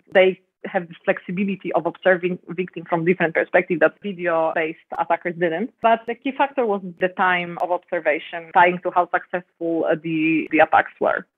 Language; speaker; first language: English; non-native, fluent; Polish